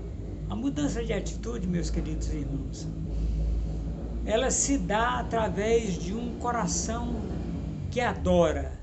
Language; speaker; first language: Portuguese; native; Portuguese